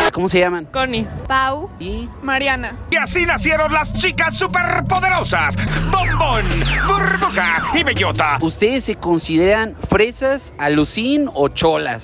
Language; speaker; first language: Spanish; native; Spanish